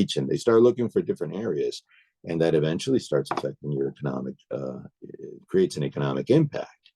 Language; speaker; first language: English; native; English